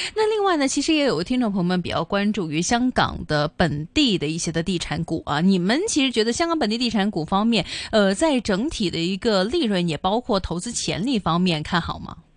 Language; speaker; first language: Chinese; non-native, local second language; Cantonese